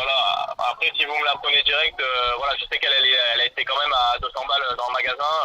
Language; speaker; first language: French; native; French